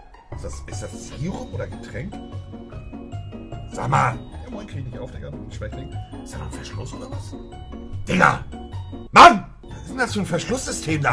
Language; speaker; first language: German; native; German